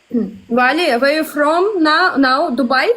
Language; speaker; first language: English; non-native, learner; Russian